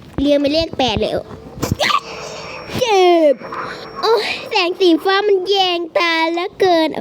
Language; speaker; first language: Thai; native; Thai